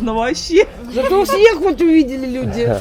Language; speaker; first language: Russian; native; Russian